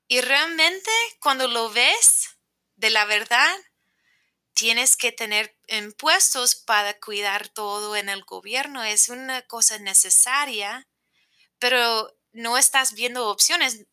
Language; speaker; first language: Spanish; non-native, fluent; English